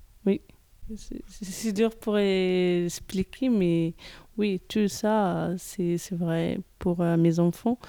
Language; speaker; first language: French; non-native, learner; Arabic